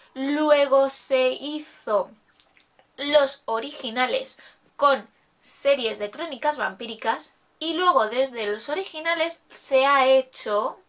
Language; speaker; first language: Spanish; native; Spanish